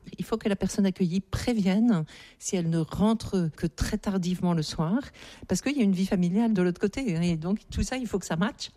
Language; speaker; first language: French; native; French